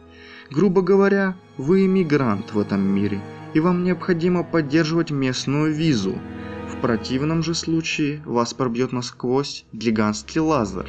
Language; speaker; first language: Russian; native; Russian